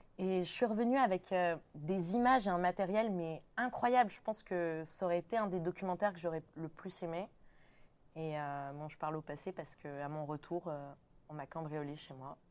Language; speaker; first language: French; early bilingual, other home language; Spanish